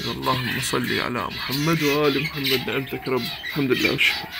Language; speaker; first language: Arabic; native; Arabic